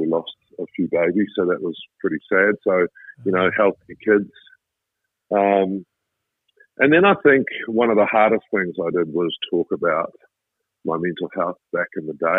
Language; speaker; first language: English; native; English